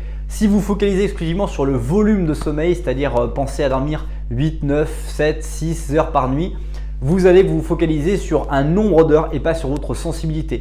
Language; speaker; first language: French; native; French